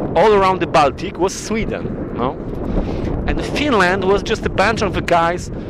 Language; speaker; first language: English; non-native, learner; Polish